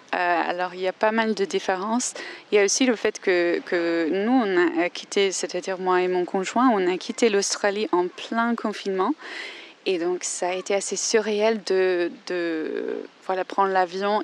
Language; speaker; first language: French; non-native, fluent; English